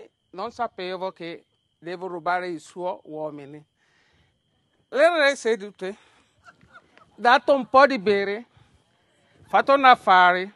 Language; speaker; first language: Italian; non-native, learner; Yoruba